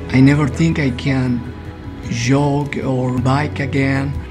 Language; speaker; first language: English; non-native, learner; Spanish